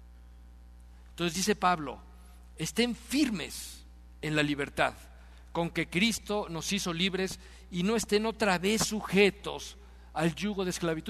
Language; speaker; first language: Spanish; native; Spanish